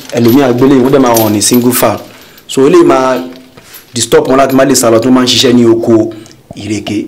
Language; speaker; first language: Yoruba; non-native, local second language; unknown